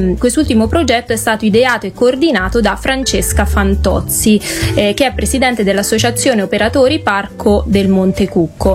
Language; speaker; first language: Italian; native; Italian